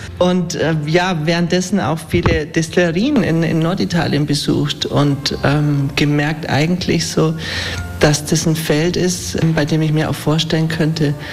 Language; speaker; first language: German; native; German